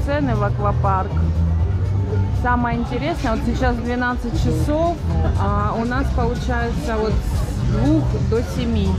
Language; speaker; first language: Russian; native; Russian